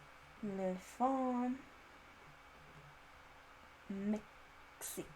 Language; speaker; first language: French; non-native, learner; English